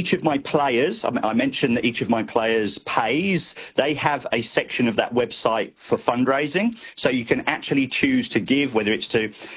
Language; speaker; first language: English; native; English